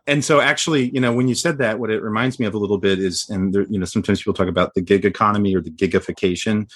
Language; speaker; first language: English; early bilingual, other home language; Spanish